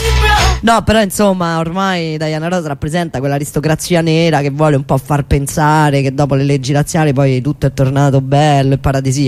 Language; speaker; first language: Italian; native; Italian